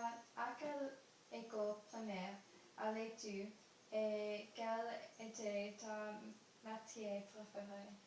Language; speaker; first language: French; non-native, learner; English